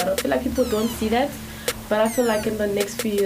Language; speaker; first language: English; non-native, local second language; Zulu